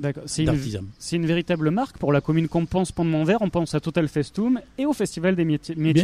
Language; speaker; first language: French; native; French